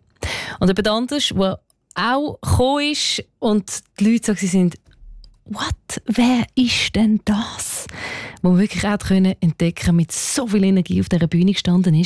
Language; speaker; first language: German; native; German